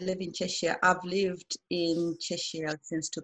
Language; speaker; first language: English; non-native, local second language; Shona